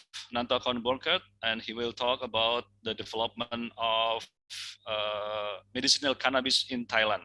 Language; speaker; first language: English; non-native, fluent; Indonesian